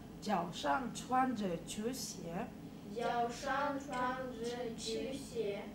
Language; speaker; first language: Chinese; non-native, fluent; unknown